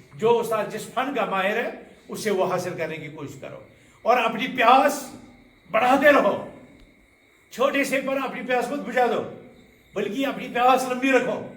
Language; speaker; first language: Urdu; non-native, local second language; Kashmiri